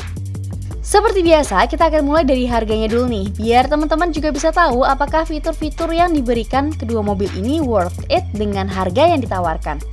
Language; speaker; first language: Indonesian; native; Indonesian